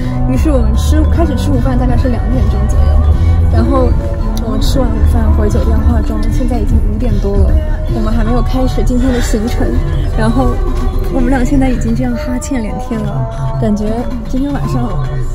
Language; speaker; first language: Chinese; native; Chinese